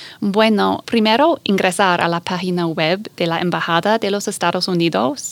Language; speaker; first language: Spanish; non-native, fluent; English